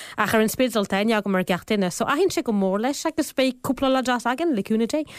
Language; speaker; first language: Irish; non-native, fluent; French